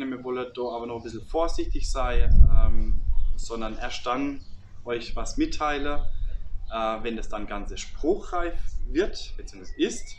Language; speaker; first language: German; native; German